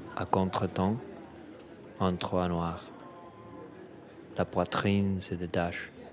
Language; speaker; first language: French; non-native, learner; Spanish